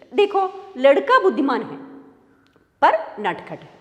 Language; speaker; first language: Hindi; non-native, local second language; Malayalam